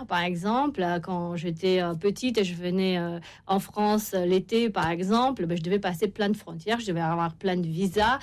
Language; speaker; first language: French; non-native, fluent; Romanian